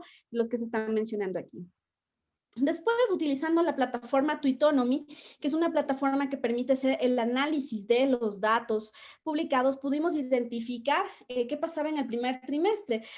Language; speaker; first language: Spanish; native; Spanish